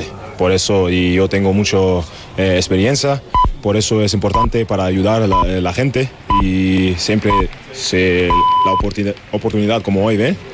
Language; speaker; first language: Spanish; non-native, fluent; German